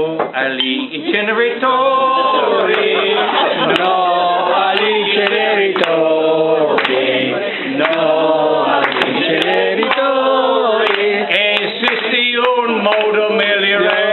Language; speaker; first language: Italian; non-native, learner; English